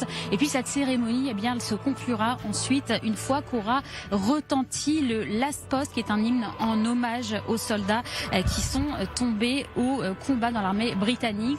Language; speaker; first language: French; native; French